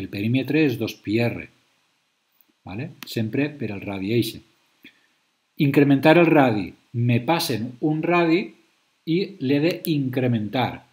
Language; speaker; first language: Catalan; native; Catalan